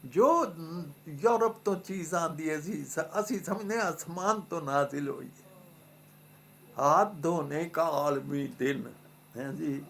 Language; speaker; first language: Urdu; non-native, local second language; Punjabi